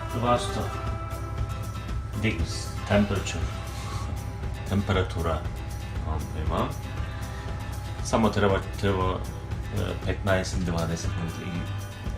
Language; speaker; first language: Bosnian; non-native, learner; Turkish